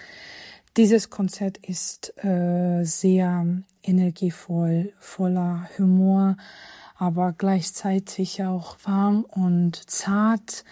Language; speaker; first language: German; non-native, fluent; Georgian